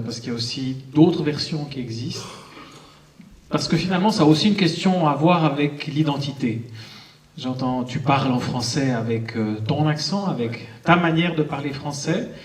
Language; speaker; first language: French; native; French